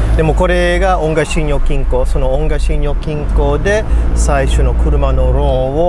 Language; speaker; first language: Japanese; non-native, fluent; English